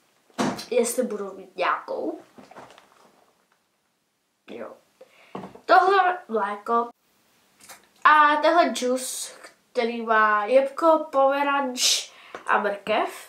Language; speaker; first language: Czech; early bilingual, heritage; Czech